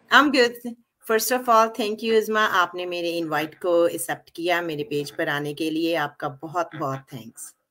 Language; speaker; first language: Hindi; non-native, local second language; Punjabi